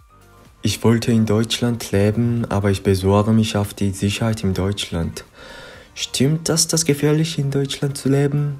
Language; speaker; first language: German; non-native, learner; Korean